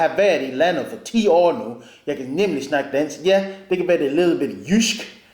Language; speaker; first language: Danish; non-native, learner; English